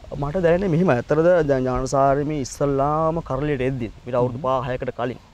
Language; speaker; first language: Sinhala; non-native, local second language; Tamil